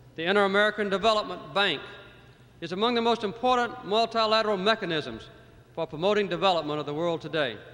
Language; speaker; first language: English; native; English